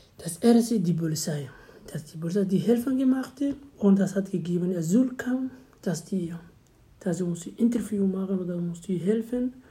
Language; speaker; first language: German; non-native, learner; Somali